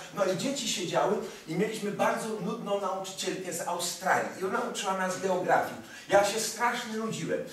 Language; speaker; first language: Polish; early bilingual, heritage; Polish